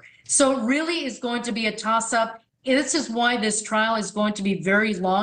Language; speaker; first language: English; native; English